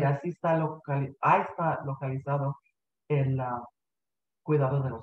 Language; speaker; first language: Spanish; early bilingual, heritage; Spanish